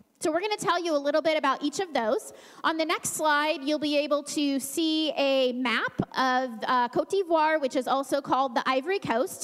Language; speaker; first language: English; native; English